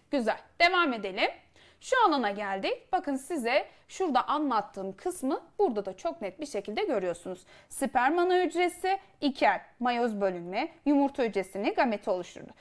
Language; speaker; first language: Turkish; native; Turkish